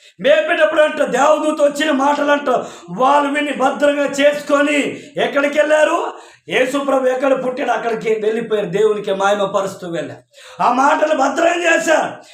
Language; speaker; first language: Telugu; non-native, local second language; Koya